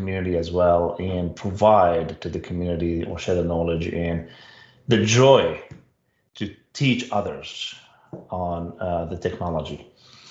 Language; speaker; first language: English; non-native, fluent; Arabic